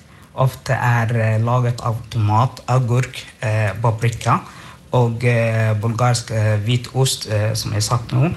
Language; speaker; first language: Norwegian; non-native, fluent; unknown